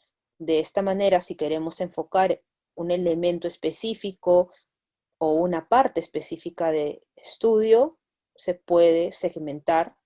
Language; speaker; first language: Spanish; native; Spanish